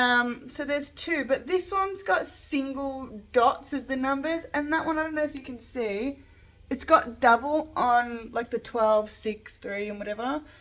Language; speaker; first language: English; native; English